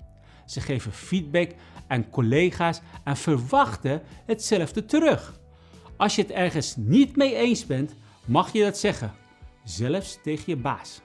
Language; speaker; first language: Dutch; non-native, fluent; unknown